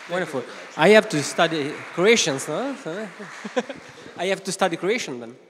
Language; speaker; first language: English; non-native, fluent; Italian